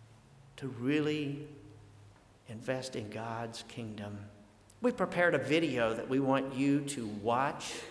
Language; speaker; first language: English; native; English